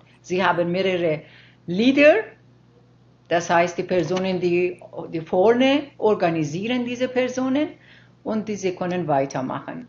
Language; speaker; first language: German; non-native, fluent; Persian